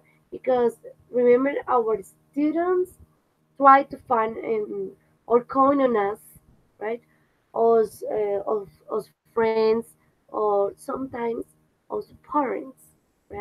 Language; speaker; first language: English; non-native, fluent; Spanish